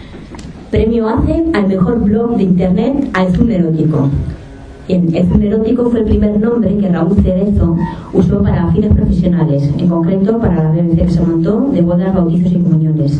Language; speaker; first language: Spanish; native; Spanish